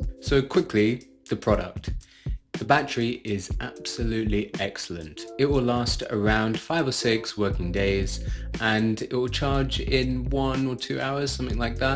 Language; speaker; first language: English; native; English